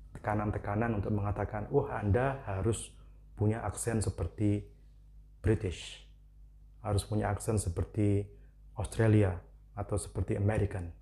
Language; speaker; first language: Indonesian; non-native, local second language; Javanese